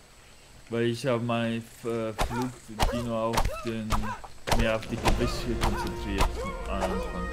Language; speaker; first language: German; non-native, learner; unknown